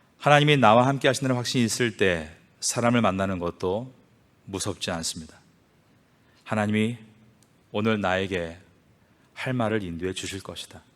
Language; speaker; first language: Korean; native; Korean